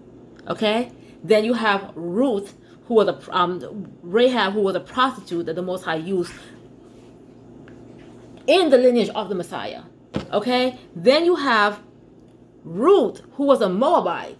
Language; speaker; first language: English; native; English